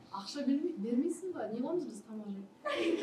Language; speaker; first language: Kazakh; non-native, local second language; Russian